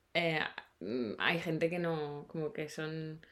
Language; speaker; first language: Spanish; non-native, fluent; English